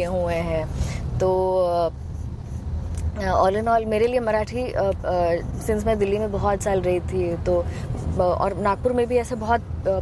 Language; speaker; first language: Hindi; native; Hindi